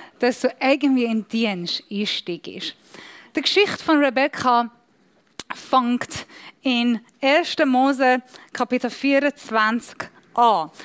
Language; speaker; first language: German; non-native, fluent; Persian